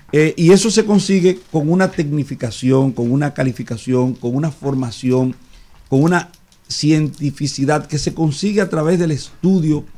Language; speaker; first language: Spanish; native; Spanish